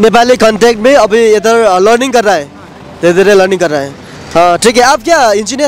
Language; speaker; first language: Hindi; non-native, local second language; Nepali